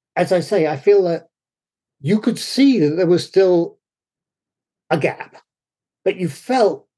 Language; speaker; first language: English; native; English